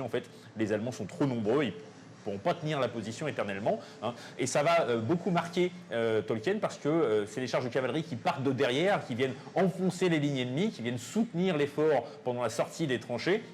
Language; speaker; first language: French; native; French